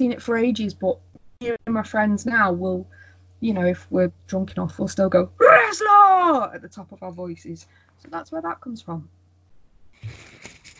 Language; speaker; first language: English; native; English